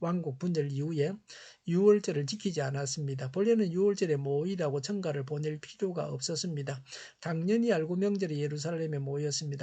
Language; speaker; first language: Korean; native; Korean